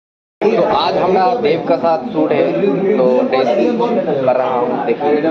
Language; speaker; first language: Hindi; non-native, local second language; Bangla